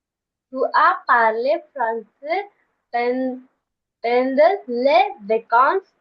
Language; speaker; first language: French; non-native, learner; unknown